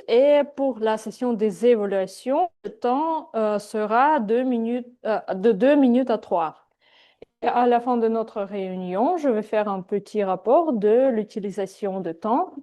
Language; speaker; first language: French; non-native, fluent; Russian